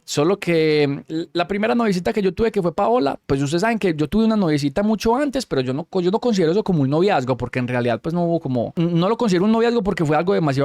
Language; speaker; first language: Spanish; native; Spanish